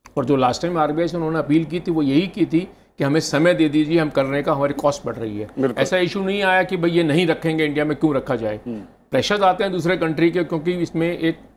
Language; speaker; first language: Hindi; native; Hindi